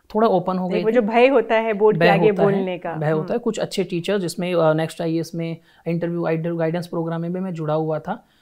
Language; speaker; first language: Hindi; native; Hindi